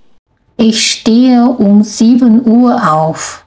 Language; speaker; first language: German; non-native, fluent; Chinese